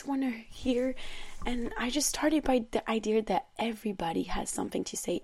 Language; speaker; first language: English; non-native, fluent; French